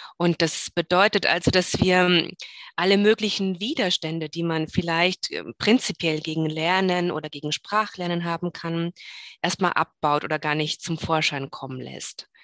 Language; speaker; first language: German; native; German